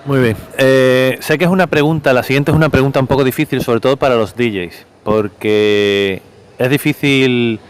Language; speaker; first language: Spanish; native; Spanish